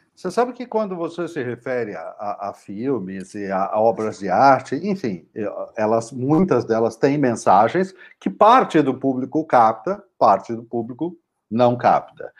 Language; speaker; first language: Portuguese; native; Portuguese